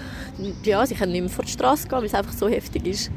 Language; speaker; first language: German; native; German